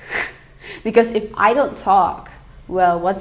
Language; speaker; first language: English; native; English